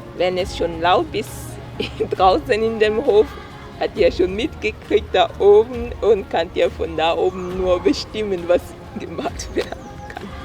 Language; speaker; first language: German; non-native, fluent; French